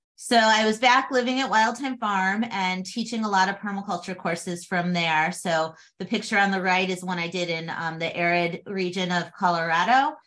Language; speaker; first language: English; native; English